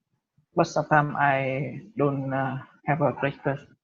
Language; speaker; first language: English; non-native, learner; Vietnamese